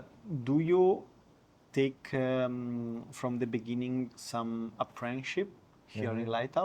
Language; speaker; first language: English; non-native, learner; Italian